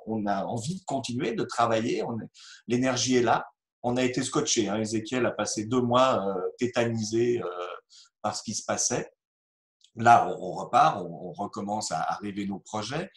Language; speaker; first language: French; native; French